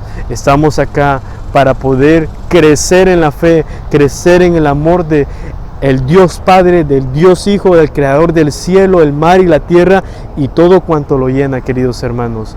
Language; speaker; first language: Spanish; native; Spanish